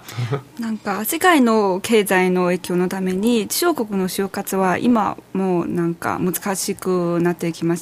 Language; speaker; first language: Japanese; non-native, fluent; Chinese